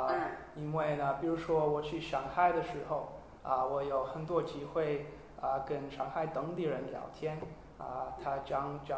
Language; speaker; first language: Chinese; non-native, learner; English